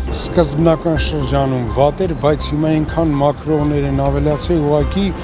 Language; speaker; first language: Armenian; native; Armenian